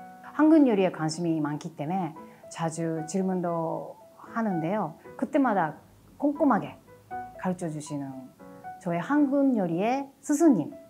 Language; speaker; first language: Korean; non-native, fluent; Japanese